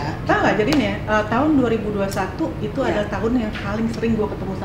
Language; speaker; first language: Indonesian; native; Indonesian